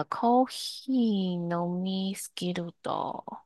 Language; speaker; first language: Japanese; non-native, learner; Chinese